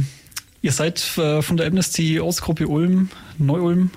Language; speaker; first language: German; native; German